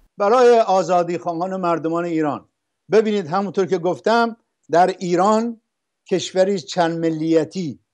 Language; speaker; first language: Persian; non-native, local second language; Arabic